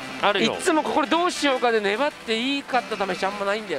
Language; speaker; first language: Japanese; native; Japanese